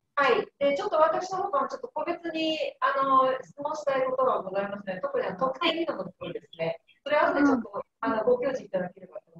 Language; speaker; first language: Japanese; native; Japanese